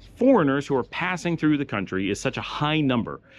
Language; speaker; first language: English; native; English